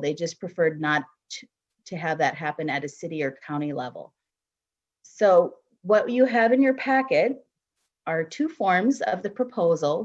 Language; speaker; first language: English; native; English